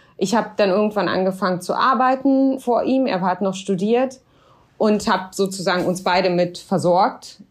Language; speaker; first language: German; early bilingual, other home language; Arabic